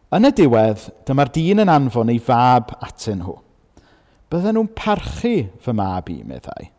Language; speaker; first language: Welsh; native; Welsh